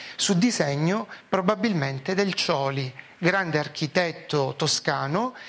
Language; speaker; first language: Italian; native; Italian